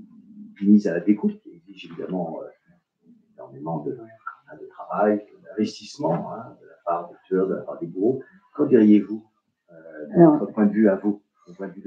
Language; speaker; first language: French; native; French